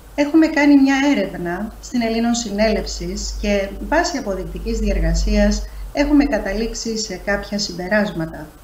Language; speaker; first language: Greek; early bilingual, heritage; Greek